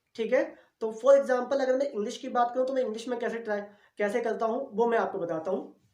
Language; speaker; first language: Hindi; native; Hindi